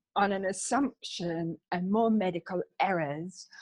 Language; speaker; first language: English; native; English